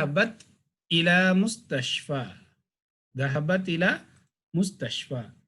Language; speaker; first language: Arabic; non-native, fluent; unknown